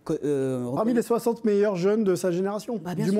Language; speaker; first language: French; native; French